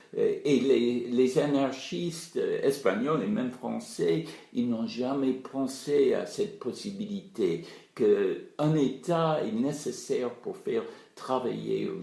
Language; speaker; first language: French; non-native, fluent; English